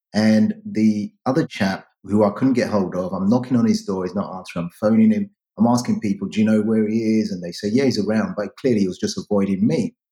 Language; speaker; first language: English; native; English